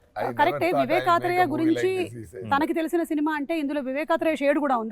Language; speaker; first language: Telugu; native; Telugu